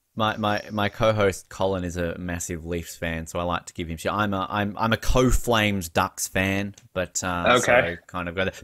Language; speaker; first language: English; native; English